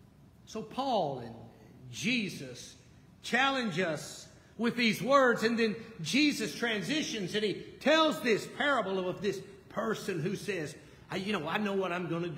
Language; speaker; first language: English; native; English